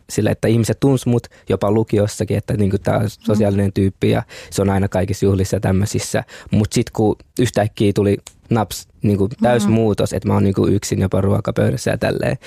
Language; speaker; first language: Finnish; early bilingual, other home language; Kinyarwanda